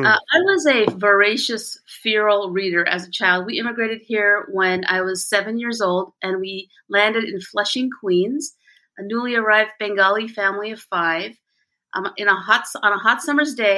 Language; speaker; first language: English; early bilingual, other home language; Bangla